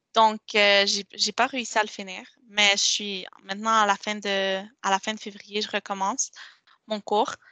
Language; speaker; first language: French; non-native, local second language; Spanish